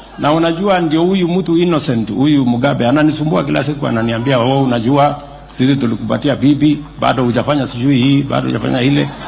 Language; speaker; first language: Swahili; non-native, local second language; Kalenjin